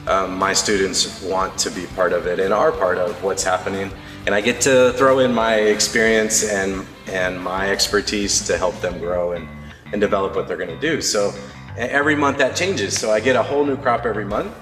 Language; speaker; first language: English; native; English